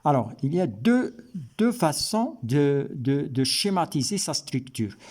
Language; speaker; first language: French; non-native, local second language; Arabic